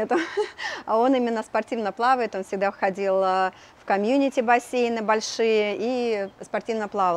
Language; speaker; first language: Russian; native; Russian